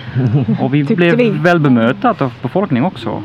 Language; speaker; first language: Swedish; non-native, fluent; Dutch